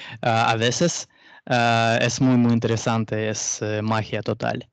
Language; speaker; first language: Spanish; non-native, learner; Russian